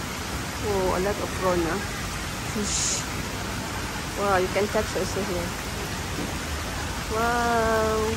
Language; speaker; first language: English; non-native, local second language; Filipino